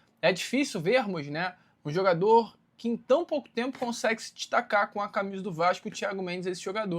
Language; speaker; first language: Portuguese; native; Portuguese